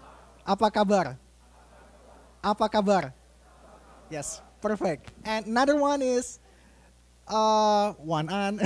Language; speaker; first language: English; non-native, fluent; Indonesian